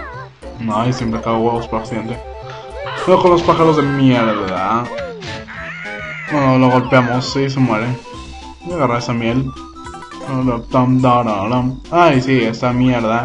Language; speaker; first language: Spanish; native; Spanish